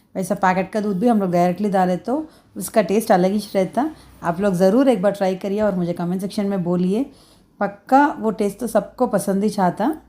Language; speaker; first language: Hindi; non-native, local second language; Telugu